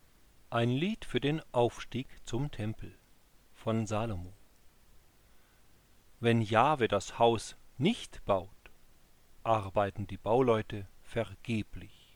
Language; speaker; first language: German; native; German